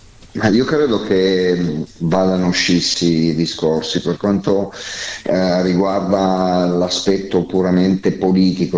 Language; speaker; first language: Italian; native; Italian